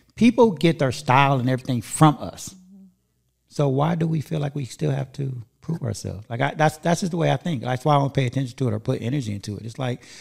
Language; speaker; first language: English; native; English